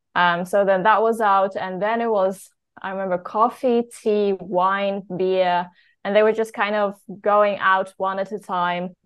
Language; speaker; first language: English; non-native, fluent; Polish